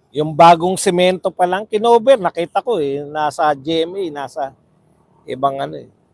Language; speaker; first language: Filipino; native; Filipino